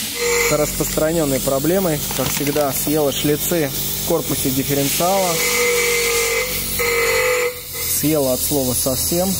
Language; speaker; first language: Russian; native; Russian